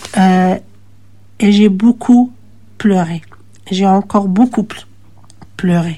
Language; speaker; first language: French; non-native, local second language; Arabic